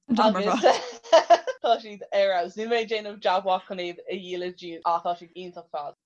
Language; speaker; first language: Irish; non-native, local second language; English